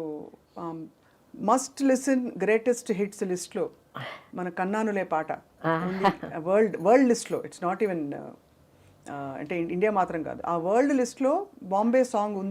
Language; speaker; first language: Telugu; native; Telugu